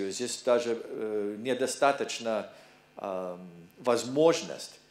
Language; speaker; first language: Russian; non-native, learner; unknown